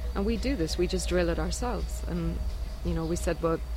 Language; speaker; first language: English; native; English